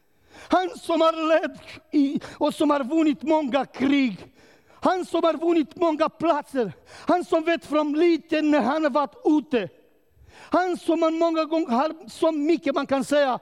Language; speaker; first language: Swedish; non-native, learner; Romanian